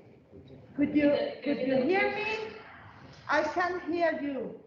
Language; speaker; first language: English; non-native, learner; Spanish